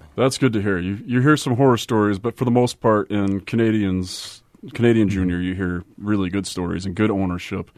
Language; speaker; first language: English; native; English